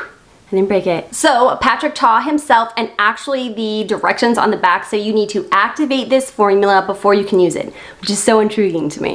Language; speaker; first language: English; native; English